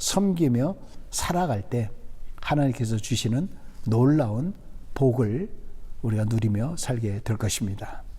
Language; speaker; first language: Korean; native; Korean